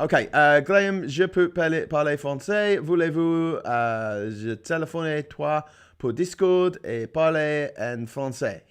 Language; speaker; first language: French; non-native, learner; English